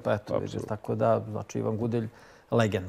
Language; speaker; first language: Serbian; native; Serbian